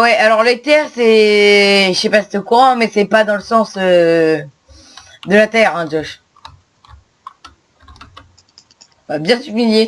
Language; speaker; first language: French; native; French